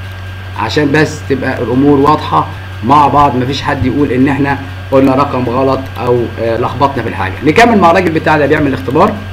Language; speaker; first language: Arabic; native; Arabic